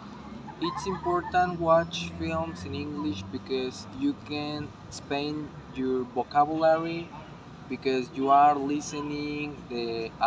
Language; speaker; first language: English; non-native, learner; Spanish